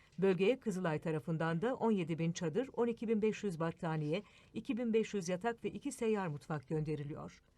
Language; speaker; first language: Turkish; native; Turkish